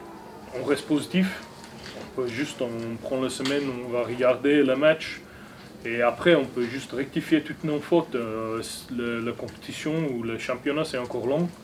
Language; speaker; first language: French; non-native, learner; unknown